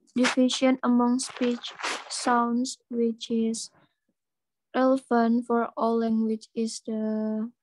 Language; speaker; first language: English; non-native, learner; Indonesian